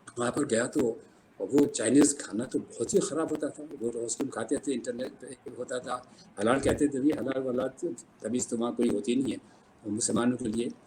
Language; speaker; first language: Urdu; native; Urdu